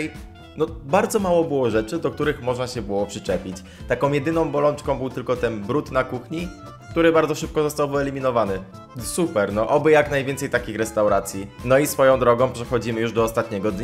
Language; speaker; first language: Polish; native; Polish